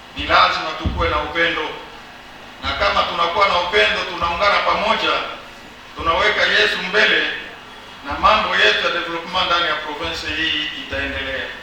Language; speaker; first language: Swahili; native; Swahili